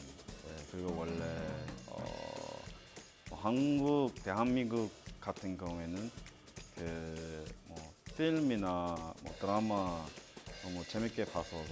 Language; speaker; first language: Korean; non-native, learner; English